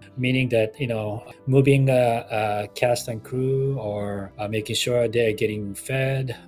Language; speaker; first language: English; non-native, fluent; Japanese